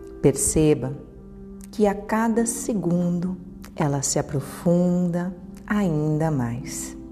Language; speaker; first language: Portuguese; native; Portuguese